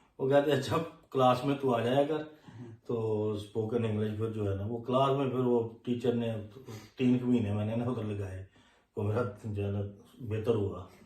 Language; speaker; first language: Urdu; non-native, local second language; Punjabi